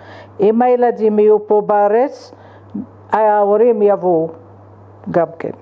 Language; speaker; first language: Hebrew; non-native, fluent; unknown